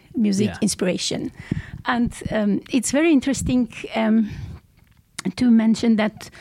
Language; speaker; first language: English; non-native, fluent; Armenian